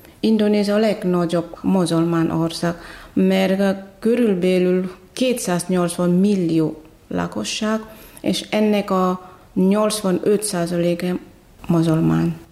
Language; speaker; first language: Hungarian; non-native, fluent; Batak Toba